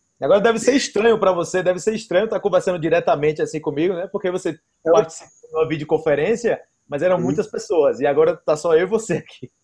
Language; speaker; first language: Portuguese; native; Portuguese